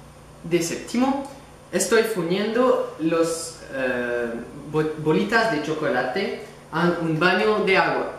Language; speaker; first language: Spanish; non-native, learner; French